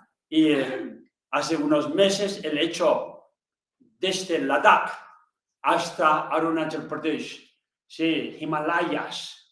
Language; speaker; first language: Spanish; non-native, learner; Tibetan